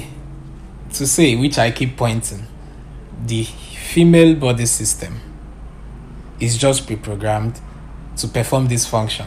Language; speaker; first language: English; non-native, local second language; Igbo